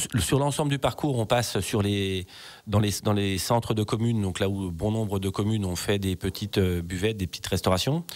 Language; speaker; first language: French; native; French